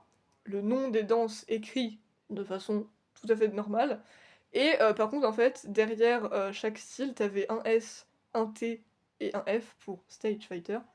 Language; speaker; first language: French; native; French